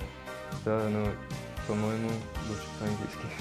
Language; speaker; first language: Russian; non-native, learner; English